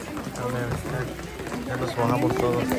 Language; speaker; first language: Spanish; native; Spanish